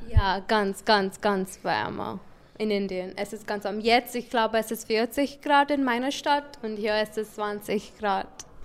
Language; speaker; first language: German; non-native, learner; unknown